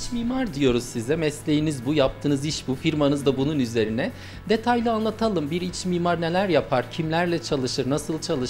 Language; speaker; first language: Turkish; native; Turkish